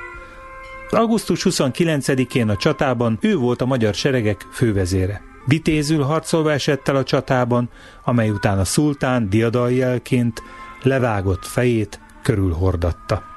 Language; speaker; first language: Hungarian; native; Hungarian